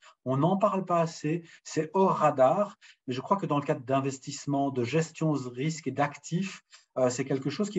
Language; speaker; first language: French; native; French